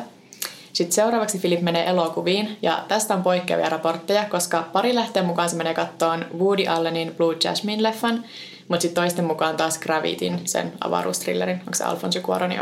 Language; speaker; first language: Finnish; native; Finnish